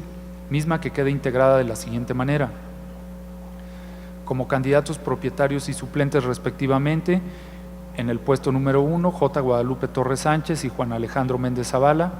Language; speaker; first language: Spanish; native; Spanish